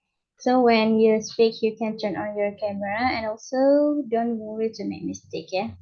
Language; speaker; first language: English; non-native, learner; Indonesian